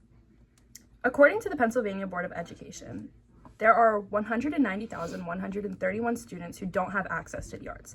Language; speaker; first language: English; native; English